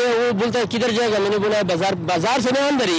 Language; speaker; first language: Hindi; non-native, local second language; Pashto